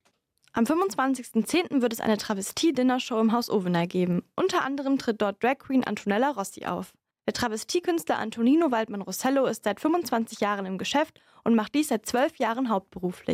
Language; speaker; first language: German; native; German